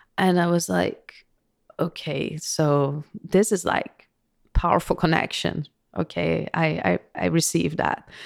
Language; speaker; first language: English; non-native, fluent; Portuguese